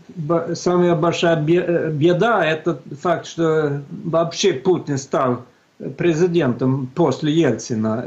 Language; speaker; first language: Russian; non-native, fluent; Swedish